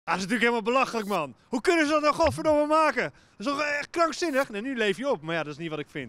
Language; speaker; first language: Dutch; native; Dutch